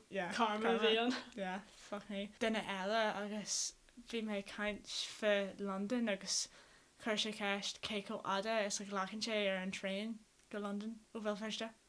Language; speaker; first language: Irish; non-native, local second language; English